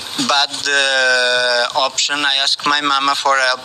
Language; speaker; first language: English; non-native, learner; Portuguese